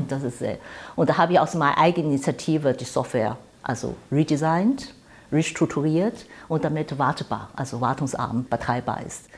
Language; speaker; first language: German; non-native, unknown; Chinese